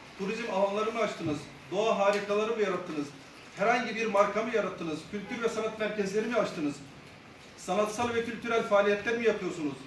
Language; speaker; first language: Turkish; native; Turkish